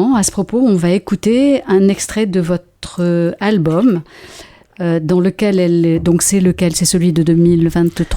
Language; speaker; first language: French; native; French